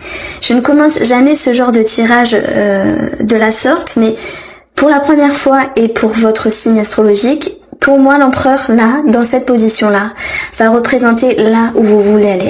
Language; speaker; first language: French; native; French